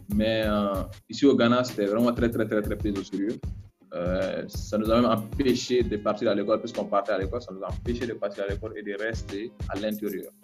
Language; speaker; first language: French; non-native, local second language; Bambara